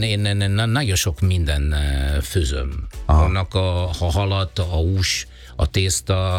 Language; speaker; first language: Hungarian; non-native, fluent; Italian